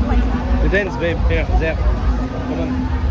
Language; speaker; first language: English; non-native, learner; French